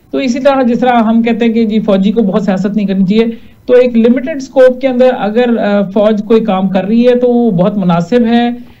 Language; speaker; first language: Urdu; non-native, local second language; Punjabi